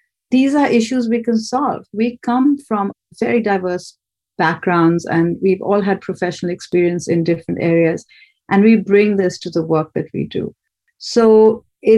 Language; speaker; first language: English; non-native, local second language; Bangla